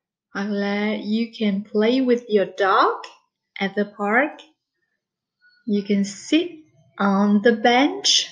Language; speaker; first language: English; non-native, fluent; Vietnamese